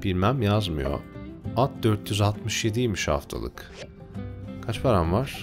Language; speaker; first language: Turkish; native; Turkish